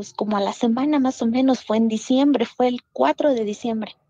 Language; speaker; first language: Spanish; native; Spanish